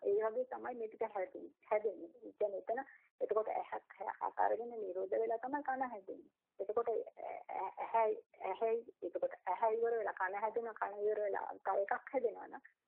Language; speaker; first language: Sinhala; non-native, local second language; Tamil